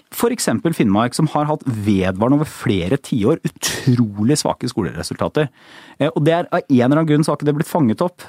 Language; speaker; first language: Norwegian; native; Norwegian